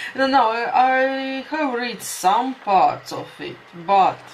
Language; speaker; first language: English; non-native, fluent; Latvian